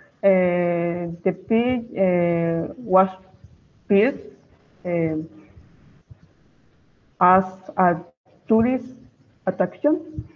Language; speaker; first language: English; non-native, learner; Spanish